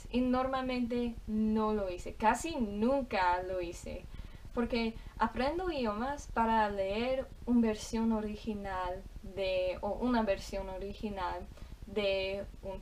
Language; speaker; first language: Spanish; non-native, fluent; English